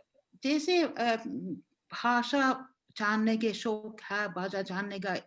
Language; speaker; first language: Hindi; non-native, fluent; Finnish